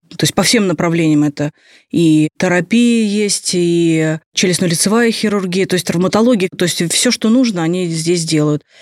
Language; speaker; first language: Russian; native; Russian